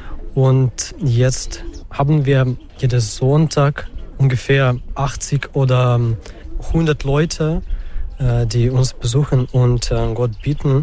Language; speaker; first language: German; non-native, fluent; Ukrainian